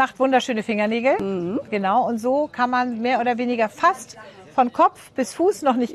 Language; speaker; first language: German; native; German